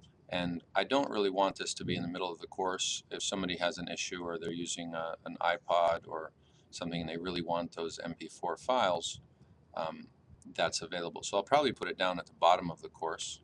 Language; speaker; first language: English; native; English